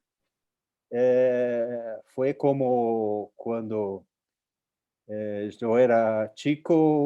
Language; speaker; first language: Spanish; non-native, local second language; Portuguese